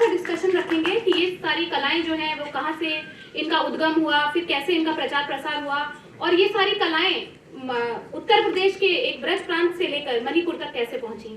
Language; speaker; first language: Hindi; native; Hindi